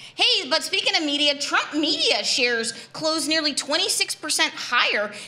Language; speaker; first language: English; native; English